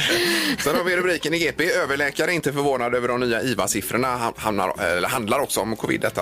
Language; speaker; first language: Swedish; native; Swedish